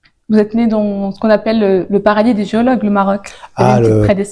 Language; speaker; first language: French; native; French